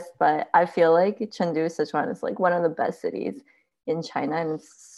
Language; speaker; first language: English; early bilingual, other home language; Chinese